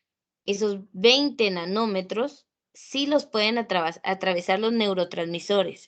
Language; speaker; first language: Spanish; native; Spanish